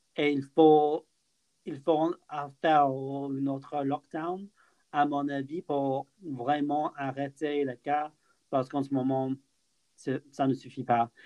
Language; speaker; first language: French; non-native, fluent; English